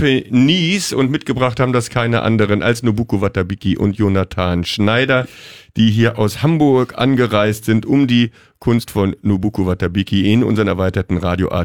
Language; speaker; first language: German; native; German